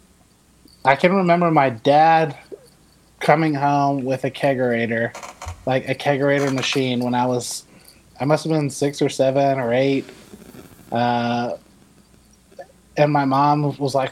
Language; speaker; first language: English; native; English